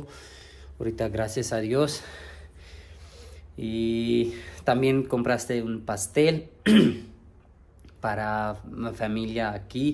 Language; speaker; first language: Spanish; non-native, learner; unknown